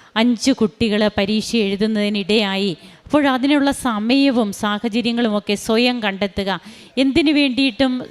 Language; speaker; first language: Malayalam; native; Malayalam